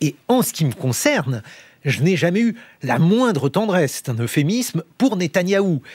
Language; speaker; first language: French; native; French